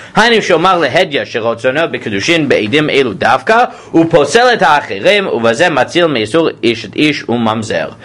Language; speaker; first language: Hebrew; non-native, fluent; English